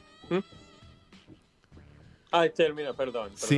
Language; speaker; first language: Spanish; non-native, fluent; English